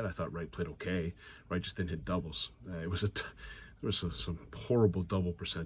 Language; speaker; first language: English; native; English